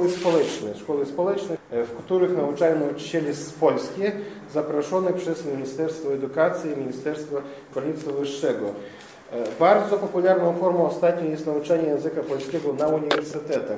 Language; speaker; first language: Polish; non-native, fluent; Russian